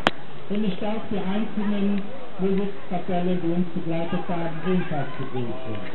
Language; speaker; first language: German; native; German